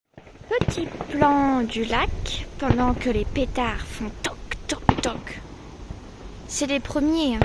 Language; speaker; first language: French; native; French